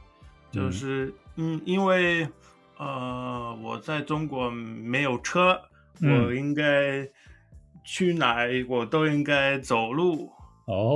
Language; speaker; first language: Chinese; non-native, learner; English